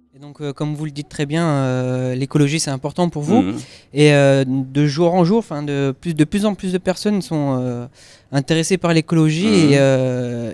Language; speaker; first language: French; native; French